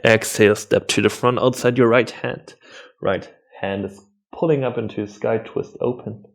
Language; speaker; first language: English; non-native, fluent; German